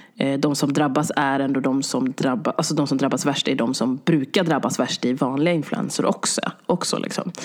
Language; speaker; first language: Swedish; native; Swedish